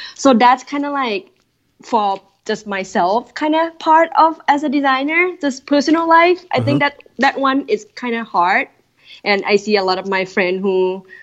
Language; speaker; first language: English; non-native, fluent; Thai